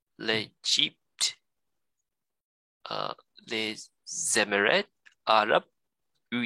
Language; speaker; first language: French; non-native, learner; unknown